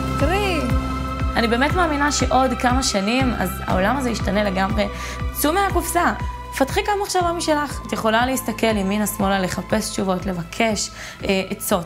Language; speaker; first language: Hebrew; native; Hebrew